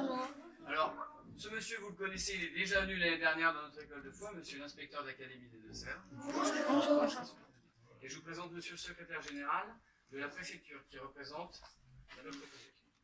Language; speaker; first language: French; native; French